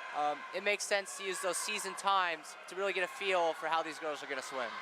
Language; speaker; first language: English; native; English